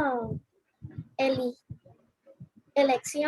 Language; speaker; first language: Spanish; non-native, learner; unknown